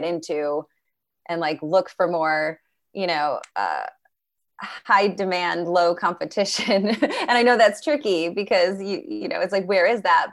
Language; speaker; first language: English; native; English